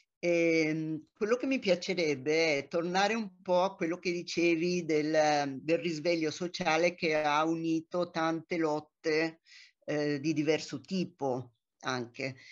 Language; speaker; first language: Italian; native; Italian